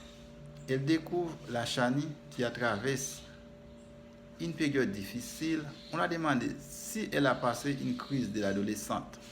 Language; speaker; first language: French; non-native, learner; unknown